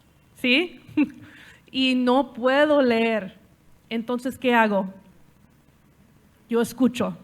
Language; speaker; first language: Spanish; non-native, learner; English